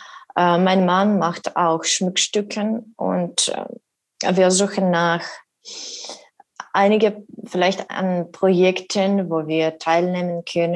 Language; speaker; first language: German; non-native, learner; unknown